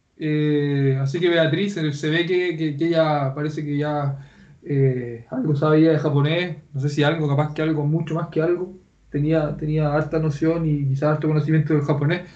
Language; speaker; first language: Spanish; native; Spanish